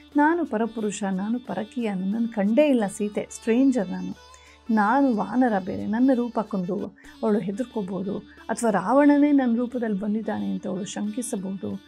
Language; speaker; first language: Kannada; native; Kannada